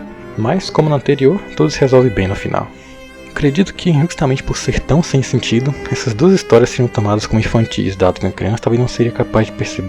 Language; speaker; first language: Portuguese; native; Portuguese